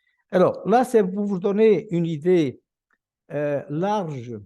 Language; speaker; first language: French; non-native, fluent; Portuguese